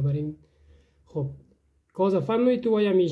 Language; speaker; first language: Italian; non-native, fluent; Persian